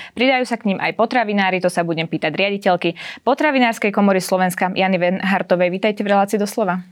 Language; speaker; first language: Slovak; native; Slovak